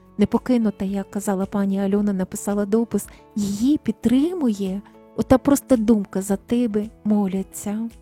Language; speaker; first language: Ukrainian; native; Ukrainian